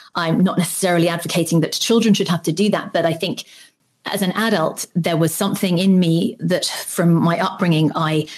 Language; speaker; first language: English; native; English